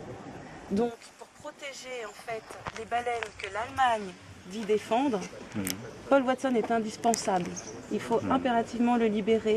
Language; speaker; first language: French; native; French